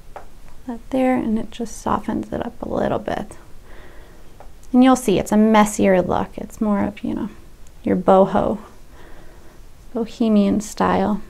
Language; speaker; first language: English; native; English